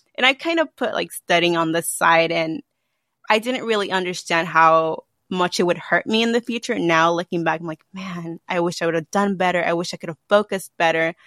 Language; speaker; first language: English; early bilingual, other home language; Spanish